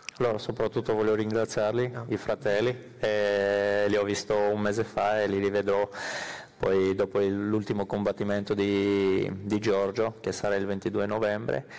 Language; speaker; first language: Italian; non-native, fluent; Armenian